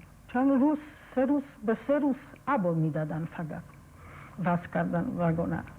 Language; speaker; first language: Persian; non-native, fluent; Polish